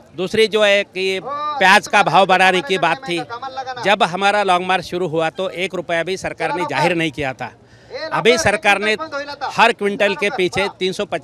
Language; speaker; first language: Hindi; non-native, local second language; Marathi